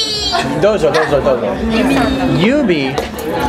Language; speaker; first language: Japanese; non-native, learner; English